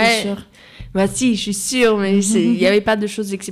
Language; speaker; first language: French; native; French